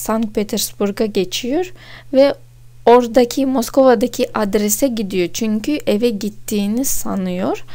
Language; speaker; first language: Turkish; non-native, fluent; Russian